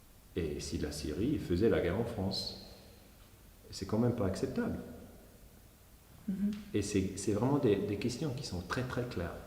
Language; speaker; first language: French; non-native, fluent; German